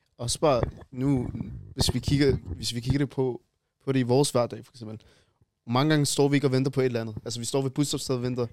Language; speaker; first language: Danish; early bilingual, other home language; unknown